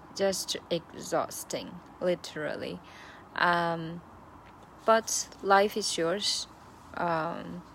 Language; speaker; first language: English; non-native, fluent; Chinese